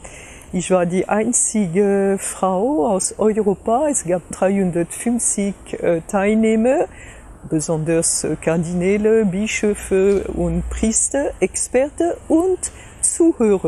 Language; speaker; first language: German; non-native, fluent; French